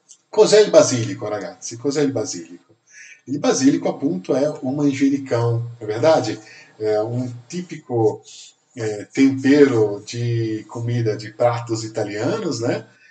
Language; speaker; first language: Italian; non-native, fluent; Portuguese